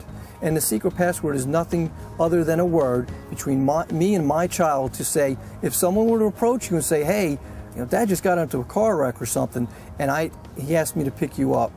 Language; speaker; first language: English; native; English